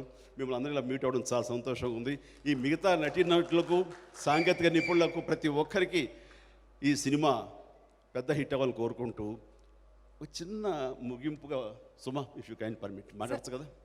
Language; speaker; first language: Telugu; native; Telugu